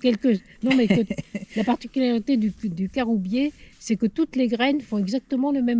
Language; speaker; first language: French; native; French